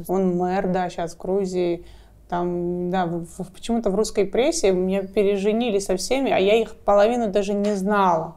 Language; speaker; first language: Russian; non-native, fluent; Georgian